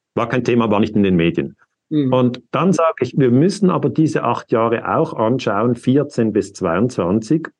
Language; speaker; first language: German; native; German